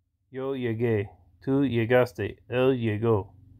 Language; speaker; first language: Spanish; non-native, learner; English